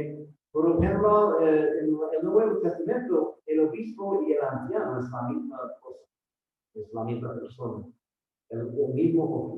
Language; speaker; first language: Spanish; non-native, fluent; English